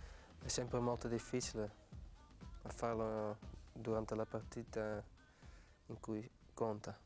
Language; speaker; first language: Italian; non-native, fluent; Dutch